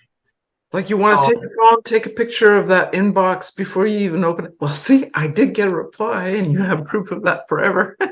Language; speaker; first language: English; non-native, fluent; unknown